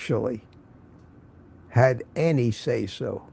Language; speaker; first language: English; native; English